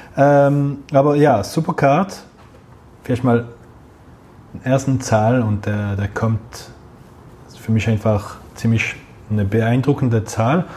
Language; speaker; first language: German; non-native, local second language; French